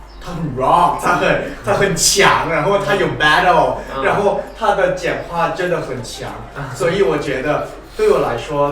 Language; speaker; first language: Chinese; non-native, fluent; Thai